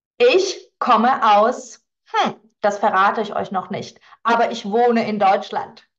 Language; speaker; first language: German; non-native, fluent; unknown